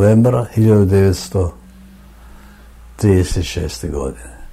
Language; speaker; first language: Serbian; non-native, fluent; German